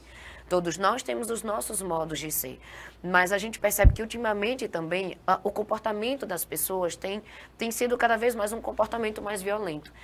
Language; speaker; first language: Portuguese; native; Portuguese